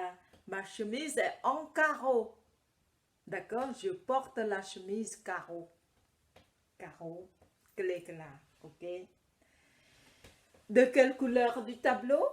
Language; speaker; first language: French; non-native, fluent; Khmer